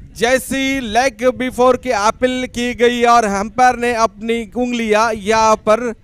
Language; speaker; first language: Hindi; non-native, local second language; Marathi